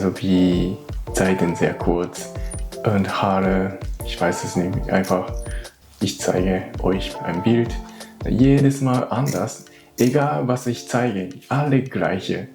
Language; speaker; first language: German; non-native, learner; Japanese